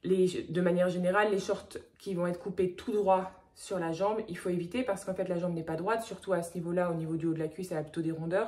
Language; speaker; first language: French; native; French